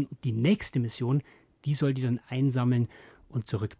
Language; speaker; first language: German; native; German